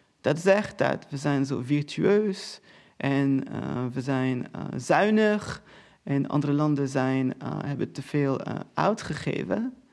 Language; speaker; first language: Dutch; non-native, fluent; Portuguese